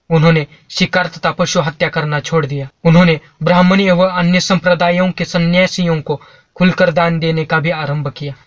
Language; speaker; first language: Hindi; non-native, local second language; Marathi